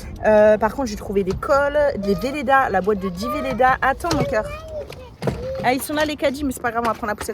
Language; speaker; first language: French; native; French